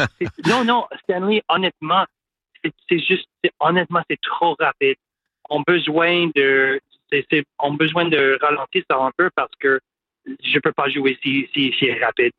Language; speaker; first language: French; non-native, local second language; English